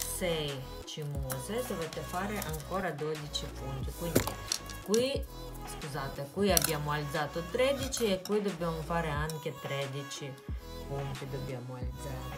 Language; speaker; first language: Italian; non-native, fluent; Russian